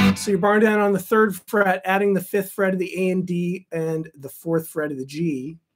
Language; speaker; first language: English; native; English